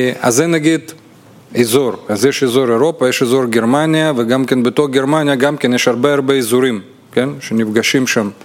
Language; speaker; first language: Hebrew; non-native, fluent; Russian